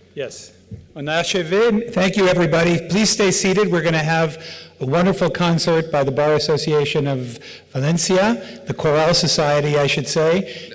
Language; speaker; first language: English; native; English